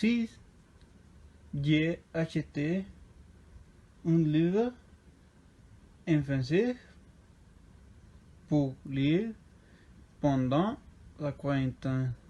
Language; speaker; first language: French; non-native, learner; Spanish